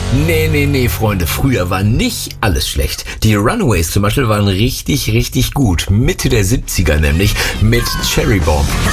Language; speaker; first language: German; native; German